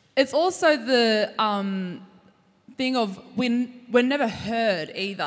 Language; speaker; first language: English; native; English